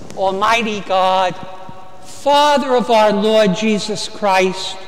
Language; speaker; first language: English; native; English